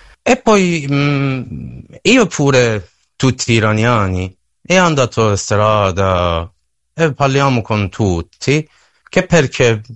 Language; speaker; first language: Italian; non-native, learner; Persian